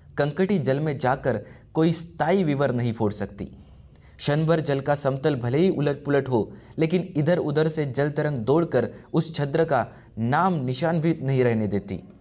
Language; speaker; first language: Hindi; non-native, local second language; Marathi